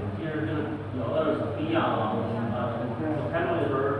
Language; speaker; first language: Chinese; native; Chinese